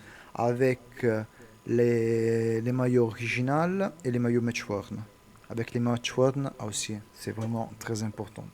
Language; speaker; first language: French; non-native, learner; Italian